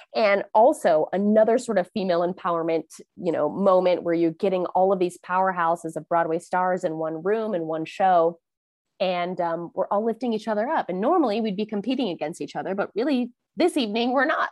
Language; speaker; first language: English; early bilingual, other home language; Thai